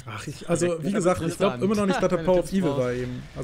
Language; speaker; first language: German; native; German